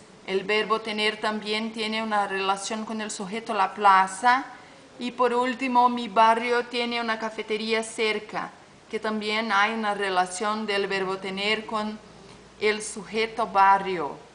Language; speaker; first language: Spanish; non-native, learner; Portuguese